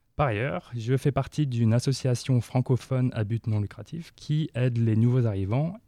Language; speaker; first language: French; native; French